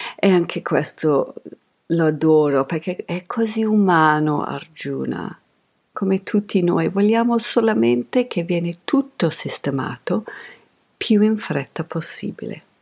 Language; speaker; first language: Italian; non-native, fluent; English